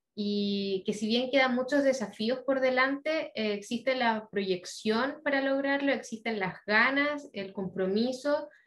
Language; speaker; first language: Spanish; native; Spanish